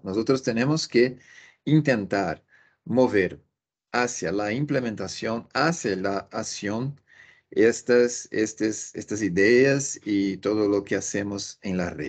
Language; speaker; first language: Spanish; non-native, fluent; Portuguese